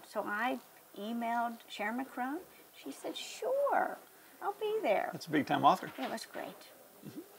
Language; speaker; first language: English; native; English